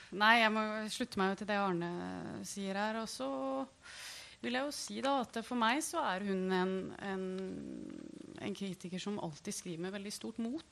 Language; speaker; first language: Norwegian; native; Norwegian